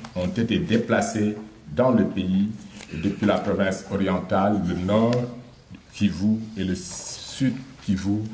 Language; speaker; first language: French; non-native, local second language; Wolof